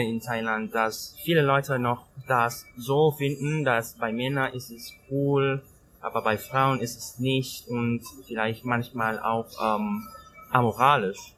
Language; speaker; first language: German; non-native, learner; Thai